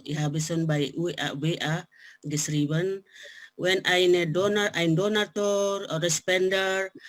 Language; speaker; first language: German; non-native, learner; Indonesian